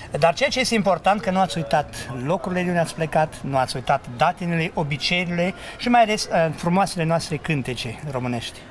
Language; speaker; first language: Romanian; native; Romanian